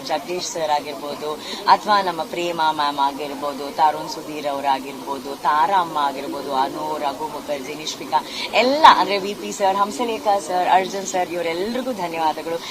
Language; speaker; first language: Kannada; non-native, local second language; Tulu